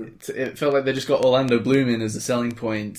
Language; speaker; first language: English; native; English